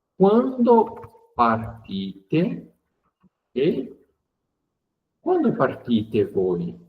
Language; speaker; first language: Italian; non-native, fluent; Portuguese